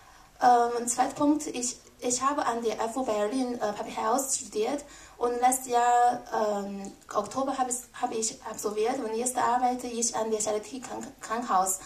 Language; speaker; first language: German; non-native, learner; Chinese